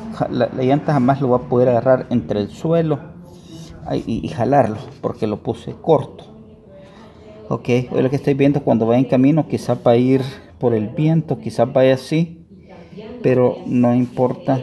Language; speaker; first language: Spanish; native; Spanish